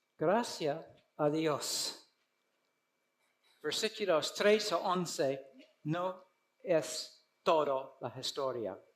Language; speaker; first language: Spanish; non-native, fluent; English